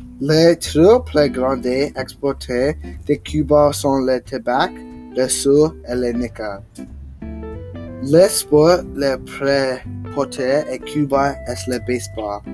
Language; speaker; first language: French; non-native, learner; English